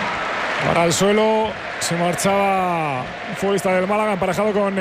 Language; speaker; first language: Spanish; native; Spanish